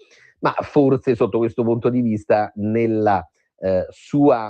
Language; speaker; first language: Italian; native; Italian